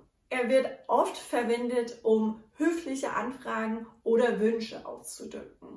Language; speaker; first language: German; non-native, fluent; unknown